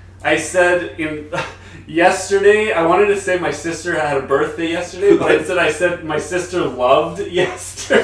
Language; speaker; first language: English; native; English